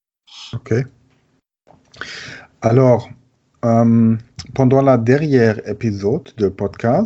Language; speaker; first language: French; non-native, learner; German